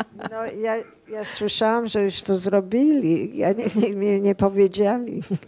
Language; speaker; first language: Polish; early bilingual, heritage; Polish